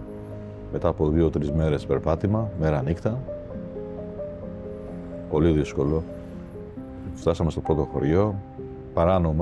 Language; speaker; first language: Greek; non-native, fluent; Albanian